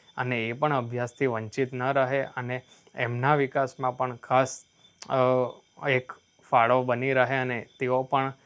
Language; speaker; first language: Gujarati; non-native, local second language; Gamit